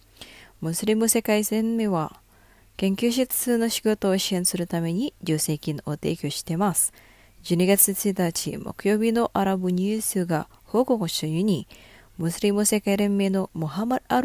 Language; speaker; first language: Japanese; non-native, fluent; Indonesian